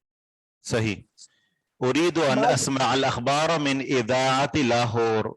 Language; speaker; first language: Arabic; non-native, fluent; Urdu